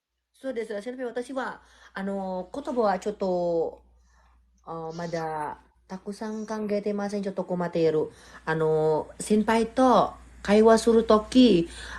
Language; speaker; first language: Japanese; non-native, learner; Indonesian